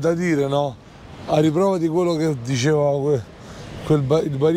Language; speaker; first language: Italian; native; Italian